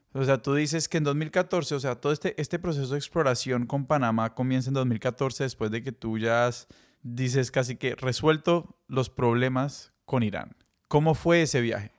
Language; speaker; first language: Spanish; native; Spanish